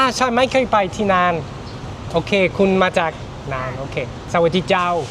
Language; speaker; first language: Thai; non-native, learner; French